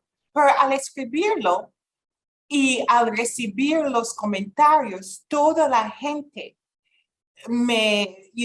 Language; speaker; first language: Spanish; non-native, fluent; English